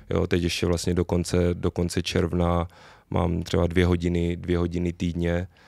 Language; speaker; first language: Czech; native; Czech